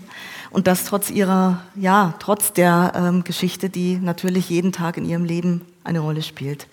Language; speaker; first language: German; native; German